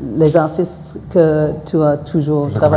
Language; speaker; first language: French; non-native, fluent; English